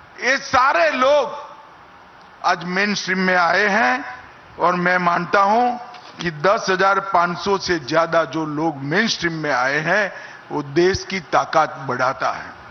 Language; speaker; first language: Hindi; non-native, local second language; Gujarati